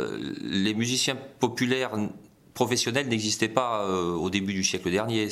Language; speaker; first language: French; native; French